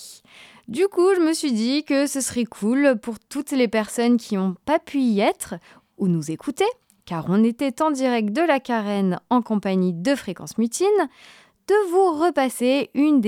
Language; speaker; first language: French; native; French